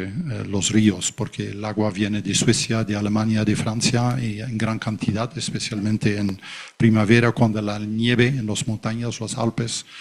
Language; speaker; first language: Spanish; non-native, fluent; Dutch